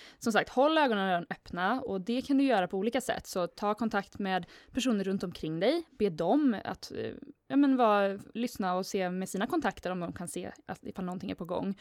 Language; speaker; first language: Swedish; native; Swedish